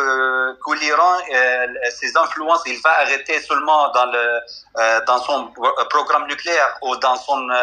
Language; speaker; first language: French; non-native, fluent; Arabic